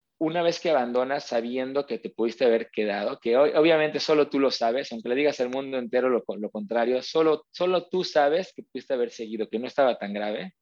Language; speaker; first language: Spanish; native; Spanish